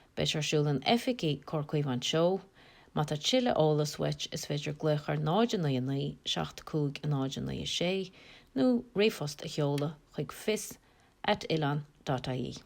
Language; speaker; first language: Irish; native; Irish